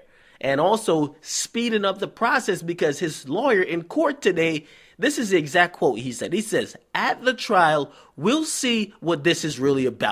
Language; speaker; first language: English; native; English